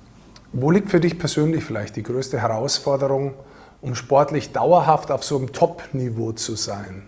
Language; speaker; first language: German; native; German